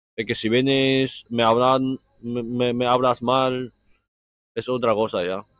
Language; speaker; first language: Spanish; non-native, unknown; Chinese